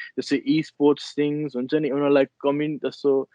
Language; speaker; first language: English; early bilingual, other home language; Nepali